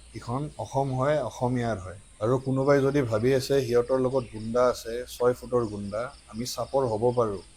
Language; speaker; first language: Assamese; native; Assamese